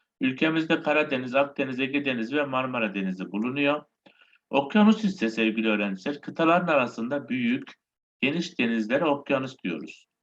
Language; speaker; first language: Turkish; native; Turkish